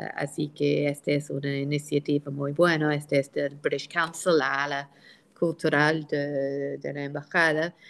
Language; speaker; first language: Spanish; non-native, fluent; English